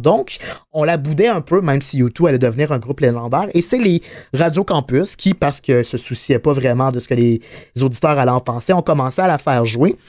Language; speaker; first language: French; native; French